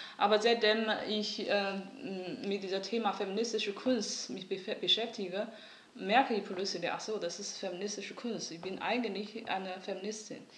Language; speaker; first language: German; non-native, learner; Chinese